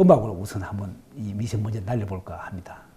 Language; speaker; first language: Korean; native; Korean